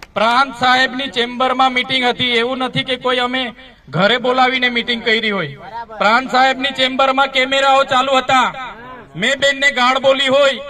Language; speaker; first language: Gujarati; non-native, local second language; Vasavi